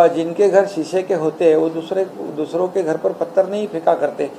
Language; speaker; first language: Hindi; non-native, local second language; Marathi